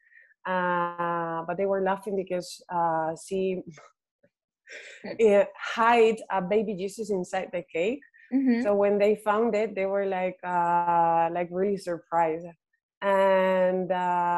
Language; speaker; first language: English; non-native, fluent; Spanish